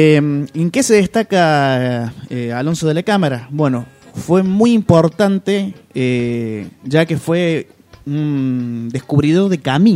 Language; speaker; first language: Spanish; native; Spanish